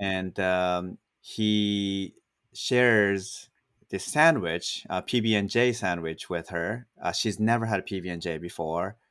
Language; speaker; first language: English; non-native, fluent; Japanese